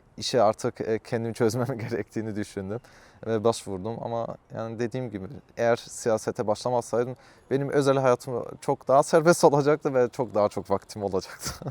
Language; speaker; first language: Turkish; early bilingual, heritage; Turkish